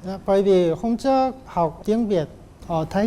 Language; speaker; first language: Vietnamese; non-native, learner; Korean